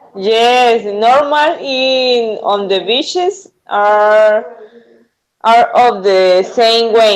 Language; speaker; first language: English; non-native, learner; Spanish